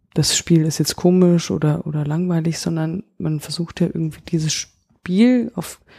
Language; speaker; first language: German; native; German